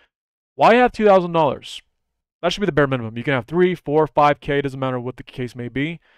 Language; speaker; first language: English; native; English